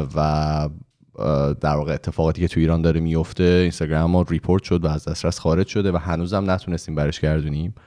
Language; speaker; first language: Persian; native; Persian